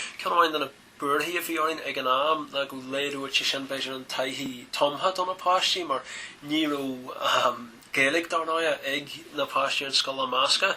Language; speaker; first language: Irish; native; Irish